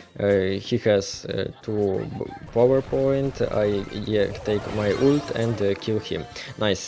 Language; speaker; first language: English; non-native, learner; Ukrainian